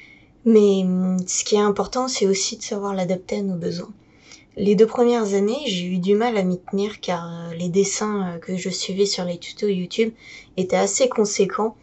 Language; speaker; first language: French; native; French